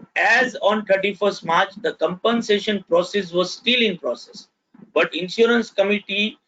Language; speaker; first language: English; non-native, local second language; Gujarati